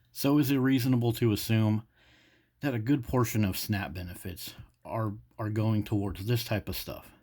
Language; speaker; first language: English; native; English